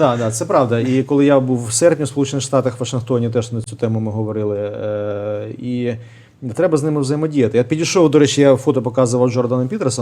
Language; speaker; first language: Ukrainian; native; Ukrainian